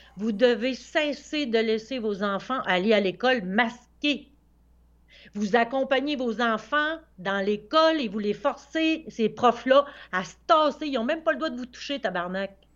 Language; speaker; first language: French; native; French